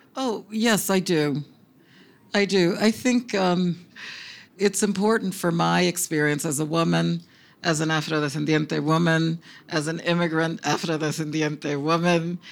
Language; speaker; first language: English; early bilingual, other home language; Spanish